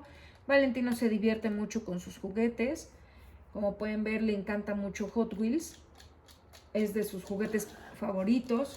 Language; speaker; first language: Spanish; native; Spanish